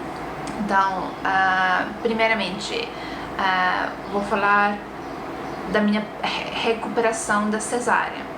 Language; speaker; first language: Portuguese; non-native, fluent; Estonian